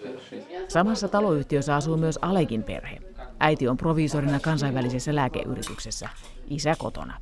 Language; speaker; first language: Finnish; native; Finnish